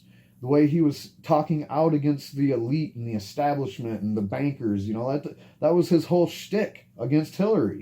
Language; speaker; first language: English; native; English